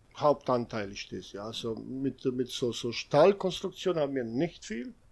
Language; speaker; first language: German; non-native, fluent; Serbian